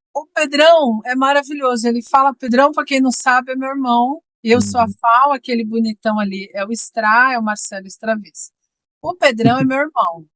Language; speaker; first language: Portuguese; native; Portuguese